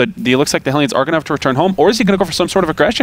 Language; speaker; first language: English; native; English